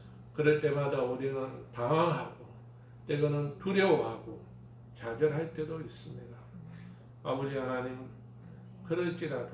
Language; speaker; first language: Korean; native; Korean